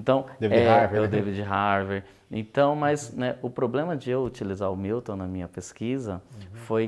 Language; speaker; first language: Portuguese; native; Portuguese